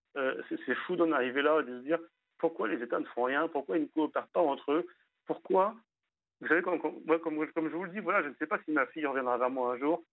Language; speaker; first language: French; native; French